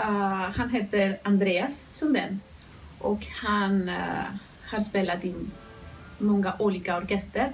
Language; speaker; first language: Swedish; non-native, fluent; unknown